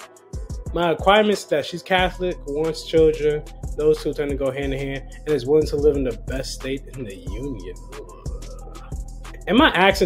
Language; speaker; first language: English; native; English